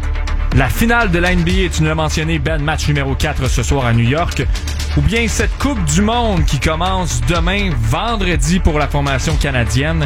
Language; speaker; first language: French; native; French